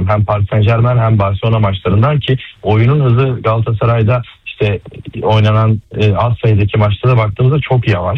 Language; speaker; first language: Turkish; native; Turkish